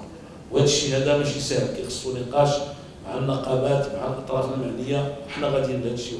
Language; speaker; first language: Arabic; native; Arabic